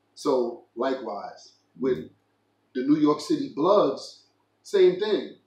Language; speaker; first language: English; native; English